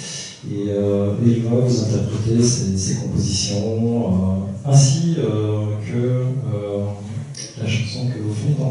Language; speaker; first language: French; early bilingual, other home language; Korean